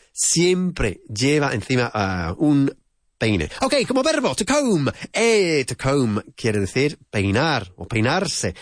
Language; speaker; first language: Spanish; non-native, fluent; English